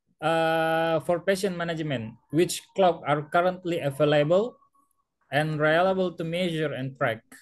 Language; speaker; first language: English; non-native, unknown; Indonesian